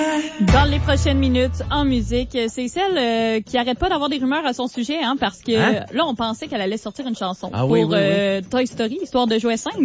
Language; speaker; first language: French; native; French